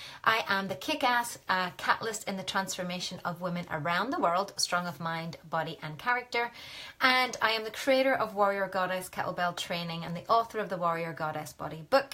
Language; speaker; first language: English; native; English